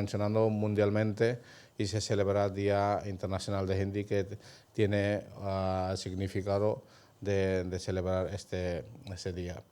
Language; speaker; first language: Spanish; non-native, fluent; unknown